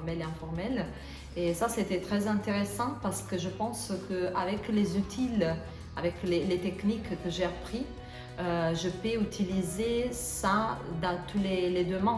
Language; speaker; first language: French; non-native, learner; Italian